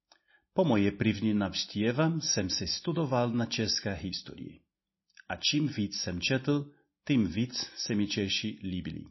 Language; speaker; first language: Czech; non-native, learner; Portuguese